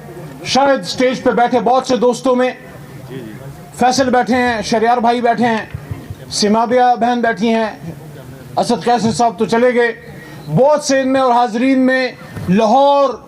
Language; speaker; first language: Urdu; native; Urdu